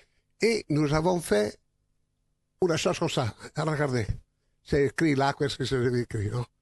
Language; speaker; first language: French; non-native, learner; Italian